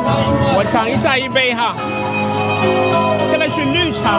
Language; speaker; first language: Chinese; non-native, fluent; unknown